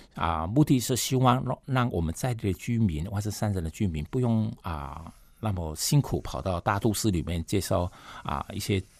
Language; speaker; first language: Chinese; non-native, fluent; Cantonese